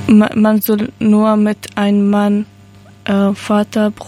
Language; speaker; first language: German; non-native, learner; Persian